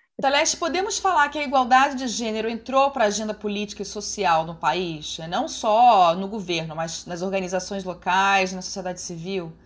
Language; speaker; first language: Portuguese; native; Portuguese